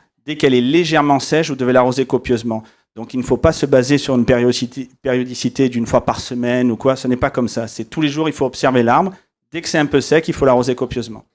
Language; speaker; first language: French; native; French